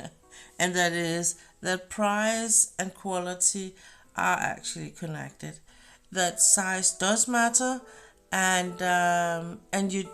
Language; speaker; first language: English; non-native, fluent; Danish